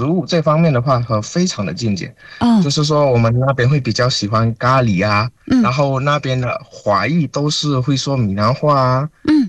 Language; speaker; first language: Chinese; non-native, fluent; Indonesian